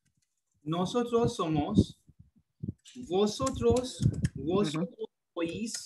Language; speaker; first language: Spanish; non-native, learner; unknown